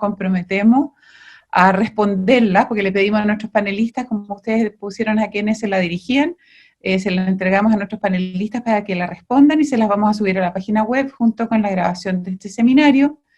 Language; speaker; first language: Spanish; native; Spanish